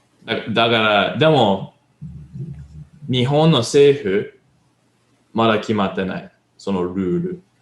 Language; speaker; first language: Japanese; non-native, learner; English